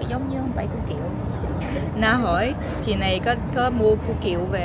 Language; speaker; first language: Vietnamese; early bilingual, heritage; Vietnamese